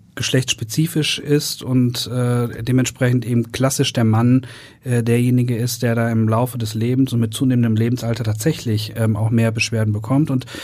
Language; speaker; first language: German; native; German